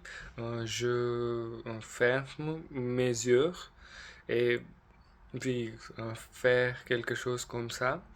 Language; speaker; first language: French; non-native, learner; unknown